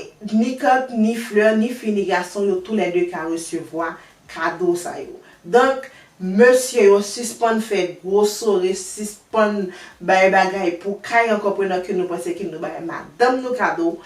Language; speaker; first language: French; non-native, learner; Haitian Creole